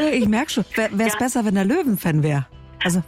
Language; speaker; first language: German; native; German